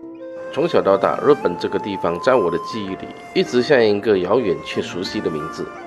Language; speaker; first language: Chinese; native; Chinese